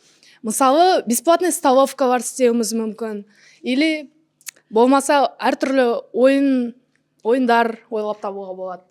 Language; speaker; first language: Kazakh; non-native, local second language; Russian